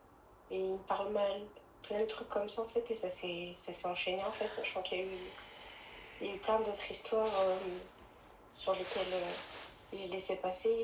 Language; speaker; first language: French; native; French